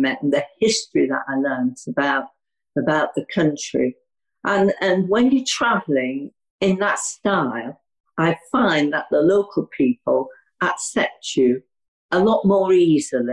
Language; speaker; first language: English; native; English